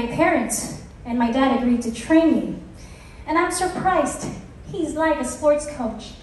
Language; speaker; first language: English; non-native, local second language; Filipino